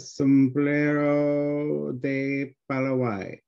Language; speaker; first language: Spanish; non-native, learner; English